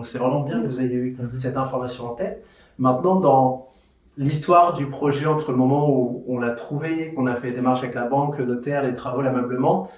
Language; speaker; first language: French; native; French